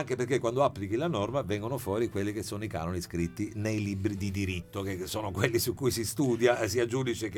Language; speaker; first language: Italian; native; Italian